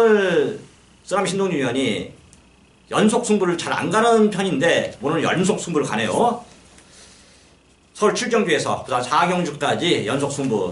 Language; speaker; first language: Korean; native; Korean